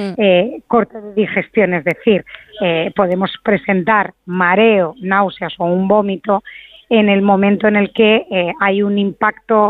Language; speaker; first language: Spanish; native; Spanish